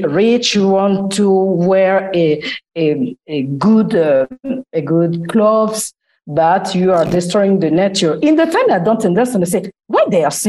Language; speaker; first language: English; non-native, learner; Lingala